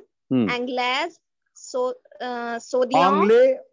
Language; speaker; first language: French; non-native, learner; Hindi